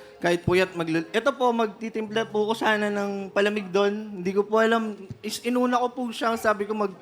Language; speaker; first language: Filipino; native; Filipino